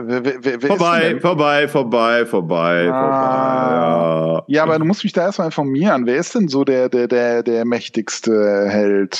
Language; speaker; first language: German; native; German